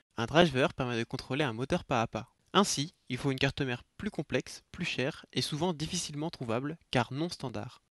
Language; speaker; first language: French; native; French